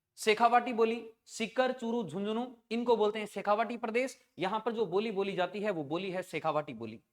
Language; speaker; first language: Hindi; native; Hindi